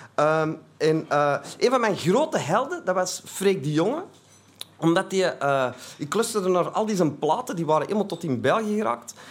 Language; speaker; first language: Dutch; native; Dutch